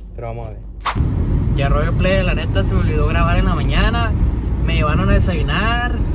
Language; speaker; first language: Spanish; early bilingual, heritage; Spanish